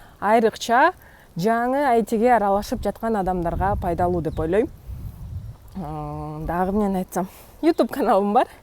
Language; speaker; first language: Kyrgyz; native; Kyrgyz